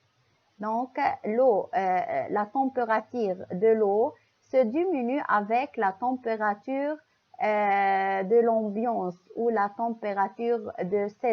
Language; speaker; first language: French; non-native, local second language; Arabic